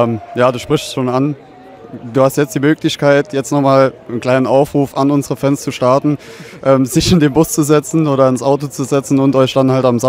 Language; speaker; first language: German; native; German